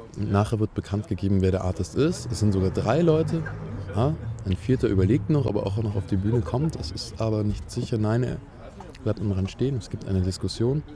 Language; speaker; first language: German; native; German